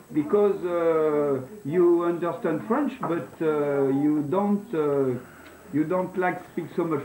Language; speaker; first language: English; non-native, learner; French